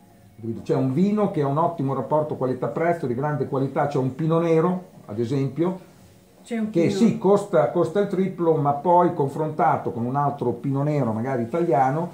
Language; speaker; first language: Italian; native; Italian